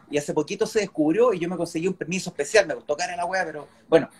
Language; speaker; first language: Spanish; native; Spanish